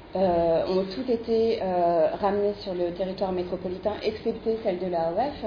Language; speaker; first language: French; native; French